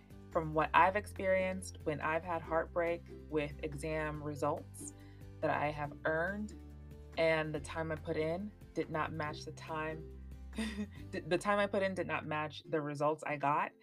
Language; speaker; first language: English; native; English